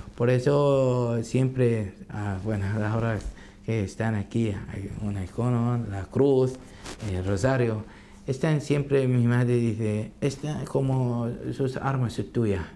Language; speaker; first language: Spanish; non-native, learner; Arabic